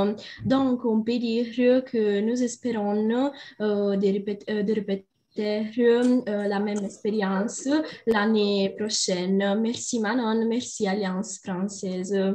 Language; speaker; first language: French; non-native, learner; Italian